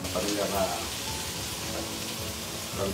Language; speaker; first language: Spanish; non-native, learner; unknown